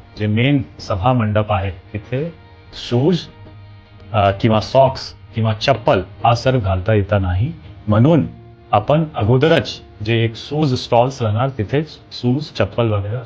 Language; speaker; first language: Marathi; non-native, local second language; Hindi